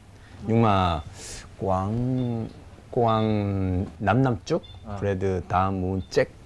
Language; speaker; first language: Vietnamese; non-native, learner; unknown